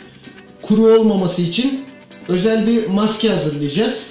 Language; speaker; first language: Turkish; native; Turkish